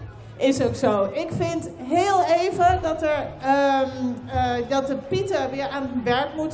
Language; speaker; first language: Dutch; native; Dutch